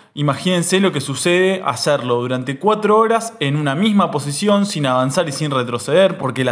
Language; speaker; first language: Spanish; native; Spanish